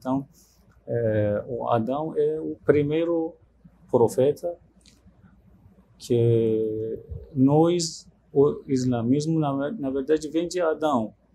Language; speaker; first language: Portuguese; non-native, learner; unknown